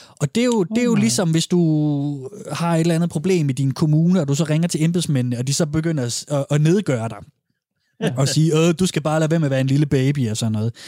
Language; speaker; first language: Danish; native; Danish